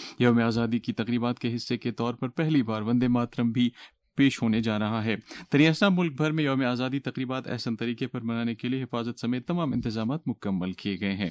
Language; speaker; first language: Urdu; non-native, local second language; Kashmiri